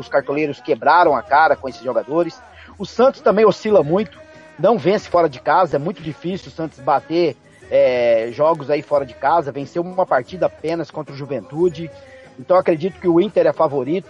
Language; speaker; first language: Portuguese; native; Portuguese